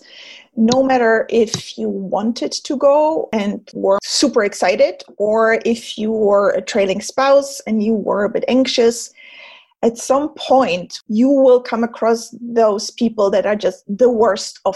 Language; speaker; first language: English; non-native, fluent; German